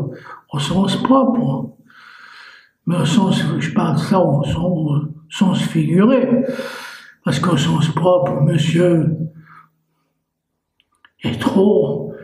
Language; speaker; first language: French; native; French